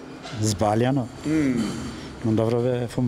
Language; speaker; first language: Italian; non-native, learner; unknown